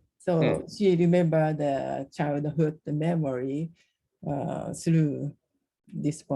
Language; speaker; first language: English; non-native, learner; Japanese